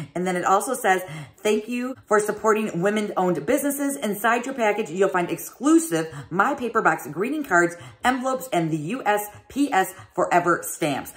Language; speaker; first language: English; native; English